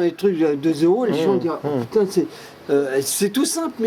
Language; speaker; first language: French; native; French